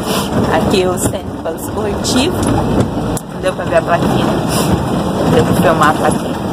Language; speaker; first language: Portuguese; native; Portuguese